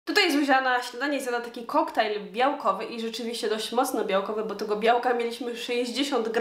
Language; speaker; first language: Polish; native; Polish